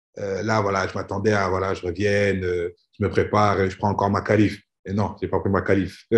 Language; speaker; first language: French; native; French